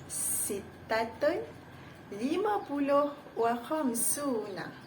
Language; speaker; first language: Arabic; non-native, fluent; Malay